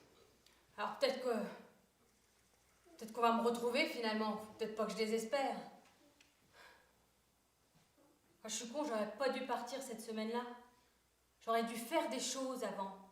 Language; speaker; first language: French; native; French